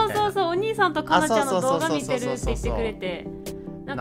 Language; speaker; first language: Japanese; native; Japanese